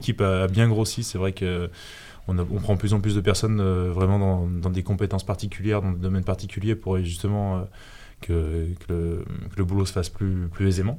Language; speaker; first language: French; native; French